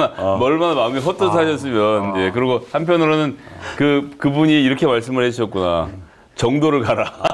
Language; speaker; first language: Korean; native; Korean